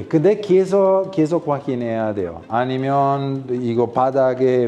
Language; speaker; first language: Korean; non-native, fluent; Italian